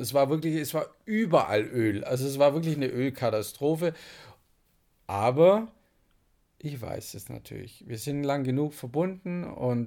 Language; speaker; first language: German; native; German